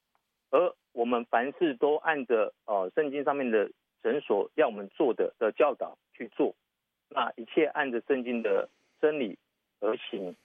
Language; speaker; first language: Chinese; native; Chinese